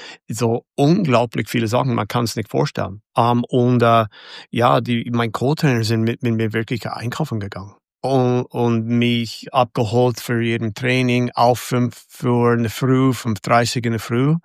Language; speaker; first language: German; non-native, fluent; English